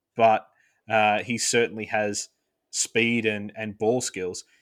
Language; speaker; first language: English; native; English